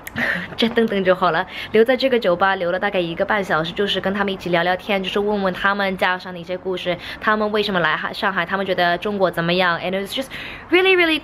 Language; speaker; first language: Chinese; early bilingual, heritage; Chinese